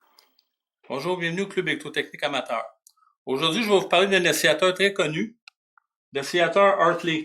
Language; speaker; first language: French; native; French